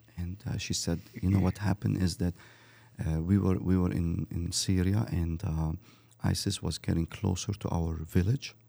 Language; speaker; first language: English; early bilingual, other home language; Arabic